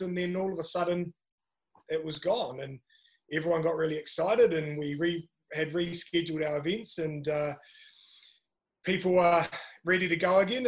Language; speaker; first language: English; native; English